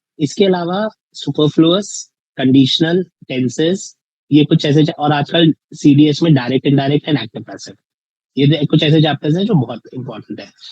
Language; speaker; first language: Hindi; native; Hindi